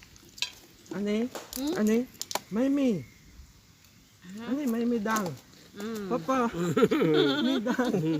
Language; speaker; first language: Thai; non-native, learner; Filipino